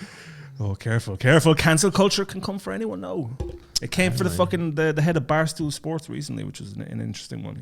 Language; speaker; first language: English; native; English